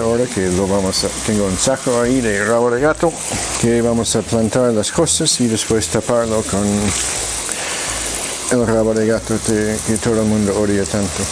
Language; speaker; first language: Spanish; non-native, fluent; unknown